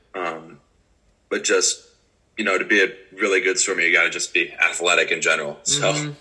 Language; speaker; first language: English; native; English